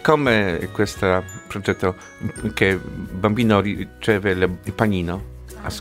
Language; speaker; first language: Italian; non-native, fluent; Polish